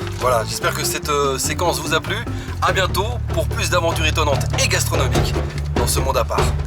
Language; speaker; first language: French; native; French